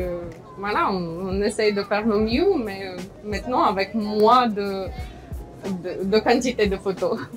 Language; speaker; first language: French; non-native, fluent; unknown